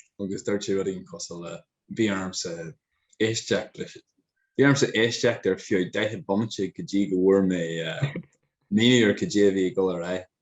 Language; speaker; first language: Irish; non-native, local second language; English